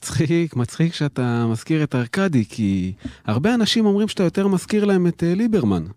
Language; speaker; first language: Hebrew; native; Hebrew